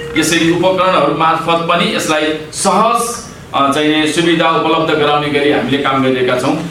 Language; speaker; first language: Nepali; native; Nepali